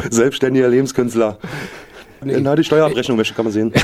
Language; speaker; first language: German; native; German